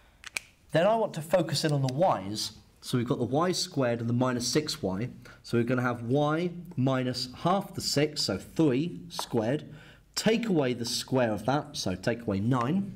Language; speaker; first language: English; native; English